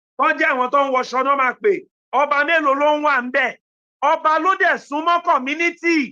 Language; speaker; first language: Yoruba; native; Yoruba